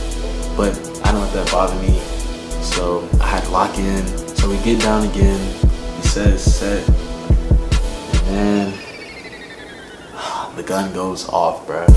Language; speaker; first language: English; native; English